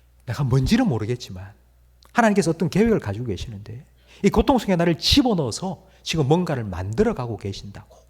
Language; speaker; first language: Korean; native; Korean